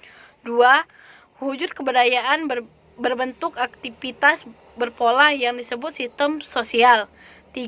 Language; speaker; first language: Indonesian; native; Indonesian